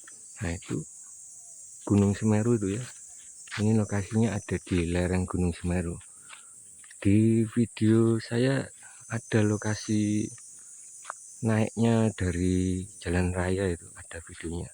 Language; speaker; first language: Indonesian; non-native, local second language; Javanese